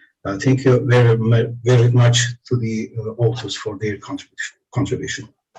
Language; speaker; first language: English; non-native, fluent; Turkish